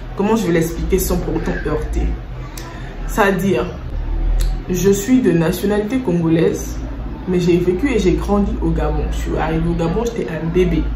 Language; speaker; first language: French; native; French